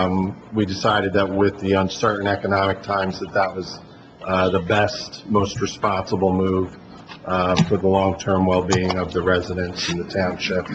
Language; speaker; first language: English; native; English